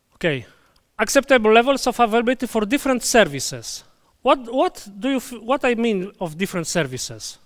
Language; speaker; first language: English; non-native, fluent; Polish